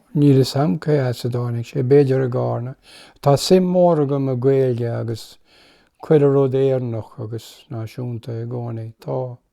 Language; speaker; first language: Irish; non-native, local second language; English